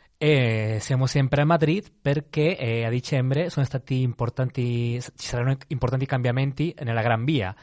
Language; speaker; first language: Italian; non-native, fluent; Spanish